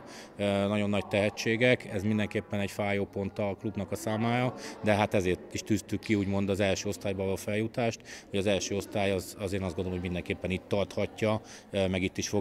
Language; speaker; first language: Hungarian; native; Hungarian